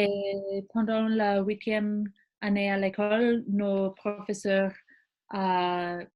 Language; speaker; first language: French; non-native, learner; English